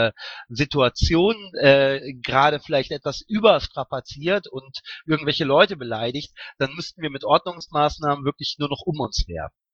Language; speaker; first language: German; native; German